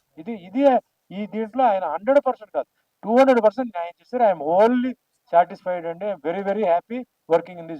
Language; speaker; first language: Telugu; native; Telugu